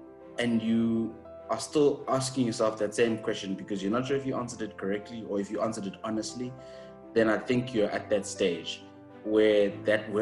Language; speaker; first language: English; non-native, local second language; Shona